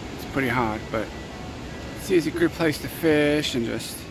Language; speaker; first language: English; native; English